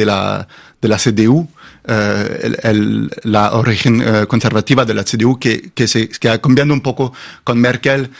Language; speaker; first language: Spanish; non-native, fluent; German